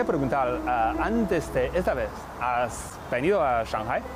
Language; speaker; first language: Spanish; non-native, learner; Chinese